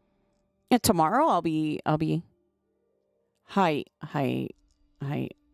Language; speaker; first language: Japanese; non-native, learner; English